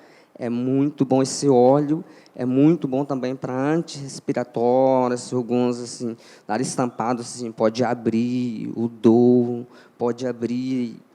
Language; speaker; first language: Portuguese; non-native, local second language; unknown